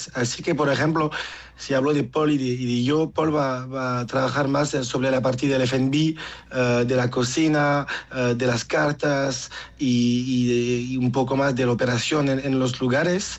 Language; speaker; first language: Spanish; non-native, learner; French